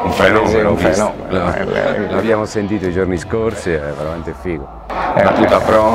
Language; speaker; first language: Italian; native; Italian